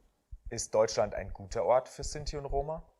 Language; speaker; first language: German; native; German